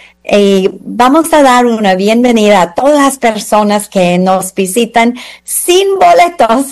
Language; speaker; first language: Spanish; non-native, fluent; English